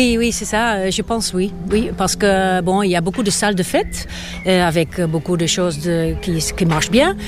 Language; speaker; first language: French; non-native, fluent; Dutch